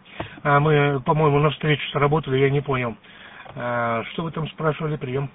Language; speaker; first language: Russian; native; Russian